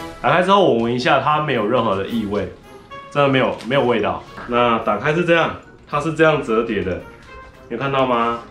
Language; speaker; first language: Chinese; native; Chinese